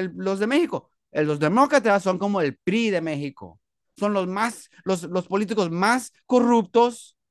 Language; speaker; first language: Spanish; early bilingual, heritage; Spanish